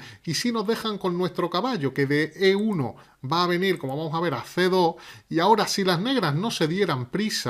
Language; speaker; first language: Spanish; native; Spanish